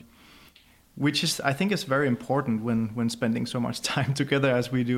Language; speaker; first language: English; non-native, fluent; Danish